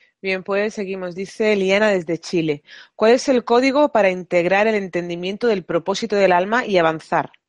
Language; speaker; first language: Spanish; native; Spanish